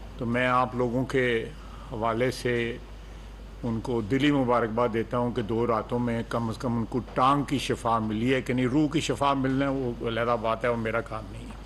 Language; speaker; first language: Urdu; non-native, local second language; Punjabi